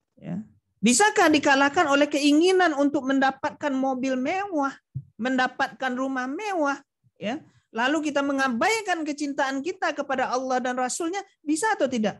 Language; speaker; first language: Indonesian; non-native, local second language; Minangkabau